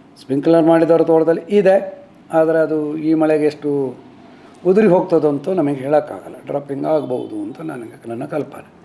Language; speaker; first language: Kannada; non-native, local second language; Kodava